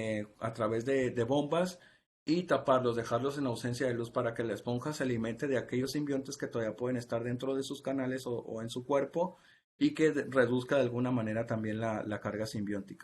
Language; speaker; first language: Spanish; native; Spanish